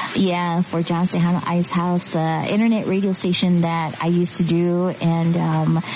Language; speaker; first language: English; early bilingual, other home language; Spanish